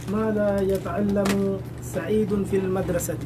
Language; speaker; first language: Arabic; non-native, learner; Bangla